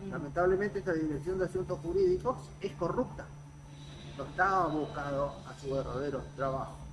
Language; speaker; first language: Spanish; native; Spanish